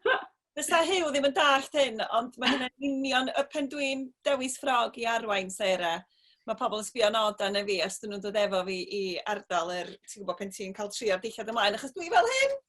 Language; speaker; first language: Welsh; native; Welsh